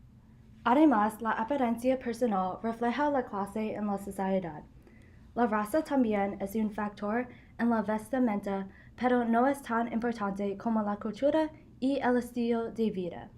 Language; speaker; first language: Spanish; non-native, learner; English